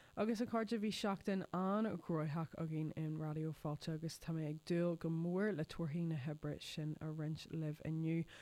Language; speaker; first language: Irish; non-native, local second language; English